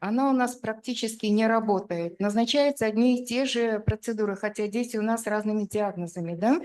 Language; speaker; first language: Russian; native; Russian